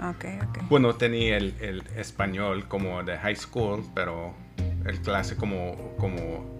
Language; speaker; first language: Spanish; non-native, learner; English